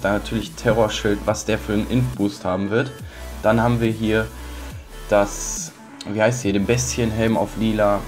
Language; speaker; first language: German; native; German